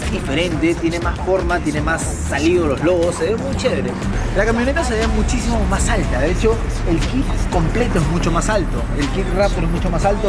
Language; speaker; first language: Spanish; native; Spanish